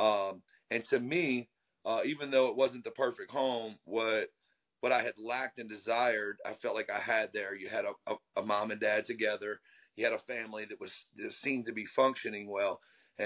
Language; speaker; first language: English; native; English